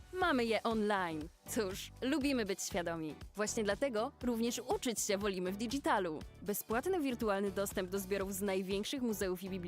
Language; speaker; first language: Polish; native; Polish